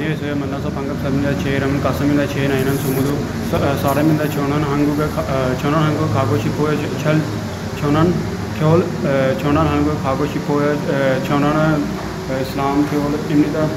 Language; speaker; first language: Korean; non-native, learner; Urdu